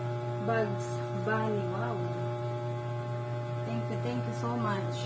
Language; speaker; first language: English; non-native, local second language; Filipino